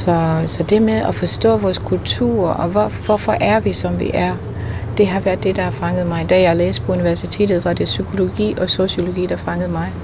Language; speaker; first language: Danish; non-native, fluent; English